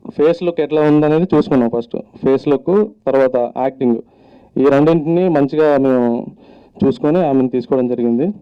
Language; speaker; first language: Telugu; native; Telugu